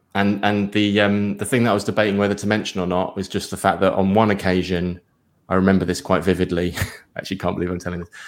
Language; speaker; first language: English; native; English